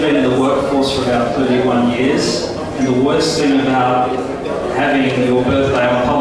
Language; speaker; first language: English; non-native, local second language; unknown